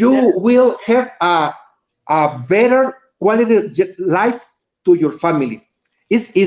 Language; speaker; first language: English; non-native, learner; Spanish